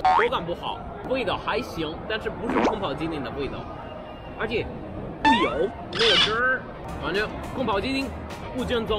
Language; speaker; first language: Chinese; non-native, fluent; Spanish